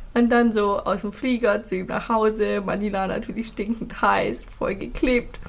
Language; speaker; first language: German; early bilingual, other home language; Filipino